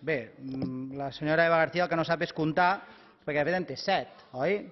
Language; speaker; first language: Catalan; native; Catalan